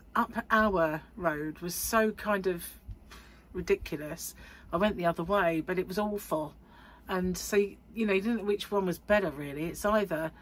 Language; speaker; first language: English; native; English